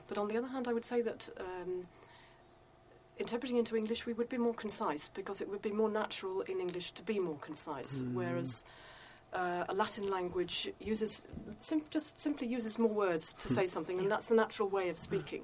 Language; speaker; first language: English; native; English